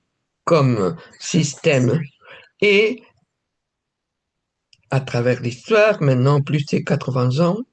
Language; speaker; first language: French; non-native, fluent; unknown